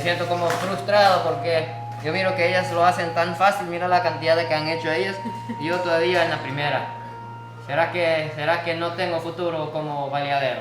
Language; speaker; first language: Spanish; non-native, fluent; Japanese